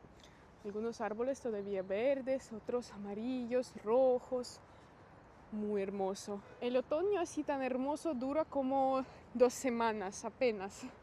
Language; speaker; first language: Spanish; non-native, fluent; Russian